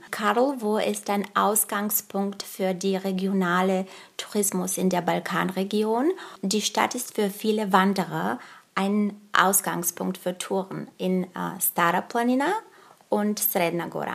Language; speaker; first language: German; early bilingual, other home language; Bulgarian